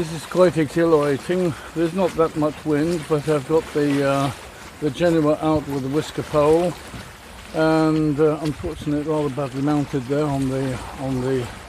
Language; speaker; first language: English; native; English